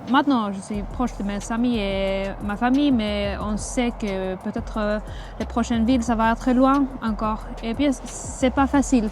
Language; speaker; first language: French; non-native, fluent; Finnish